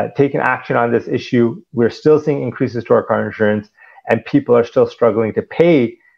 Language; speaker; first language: English; early bilingual, other home language; Punjabi